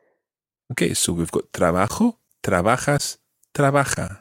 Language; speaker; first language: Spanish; non-native, fluent; English